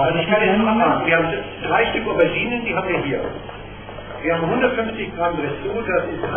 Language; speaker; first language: German; native; German